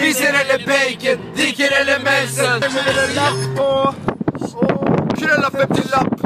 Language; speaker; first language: Norwegian; native; Norwegian